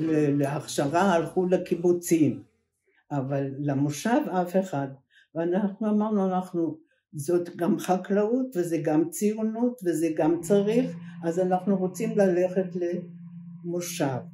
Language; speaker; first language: Hebrew; early bilingual, other home language; German